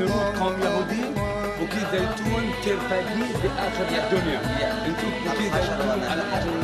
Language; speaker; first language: Indonesian; non-native, learner; Arabic